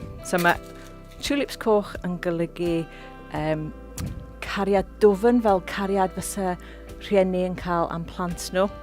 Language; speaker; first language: Welsh; non-native, local second language; English